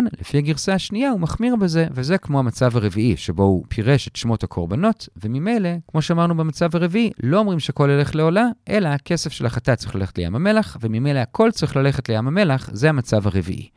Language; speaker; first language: Hebrew; native; Hebrew